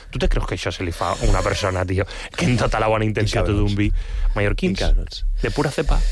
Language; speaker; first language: Catalan; non-native, local second language; Spanish